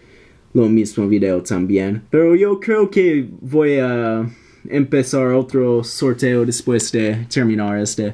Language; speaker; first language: Spanish; non-native, learner; English